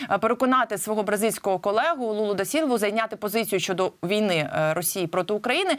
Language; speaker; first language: Ukrainian; native; Ukrainian